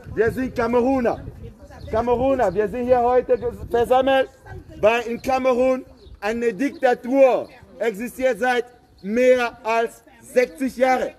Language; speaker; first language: German; non-native, fluent; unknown